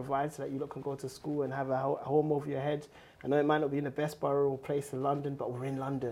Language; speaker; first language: English; native; English